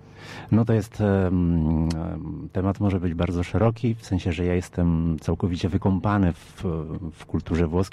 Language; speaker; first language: Polish; early bilingual, heritage; Polish